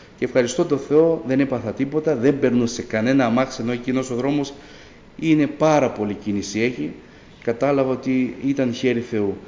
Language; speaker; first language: Greek; early bilingual, other home language; Albanian